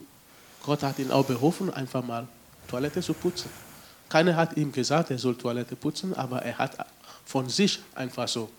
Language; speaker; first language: German; non-native, fluent; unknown